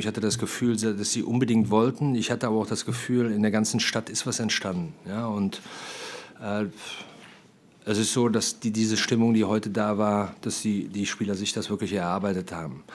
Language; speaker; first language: German; native; German